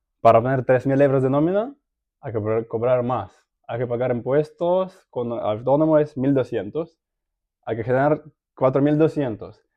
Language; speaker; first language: Spanish; non-native, fluent; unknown